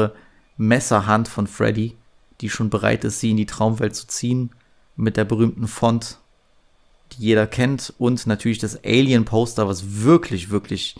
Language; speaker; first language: German; native; German